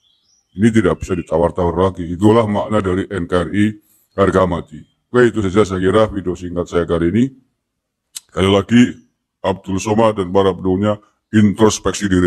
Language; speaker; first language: Indonesian; native; Indonesian